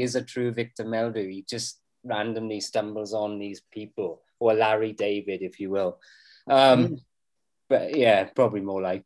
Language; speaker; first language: English; native; English